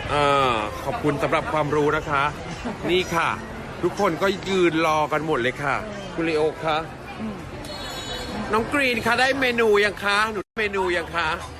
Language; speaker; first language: Thai; native; Thai